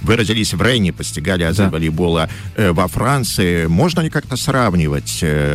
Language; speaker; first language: Russian; native; Russian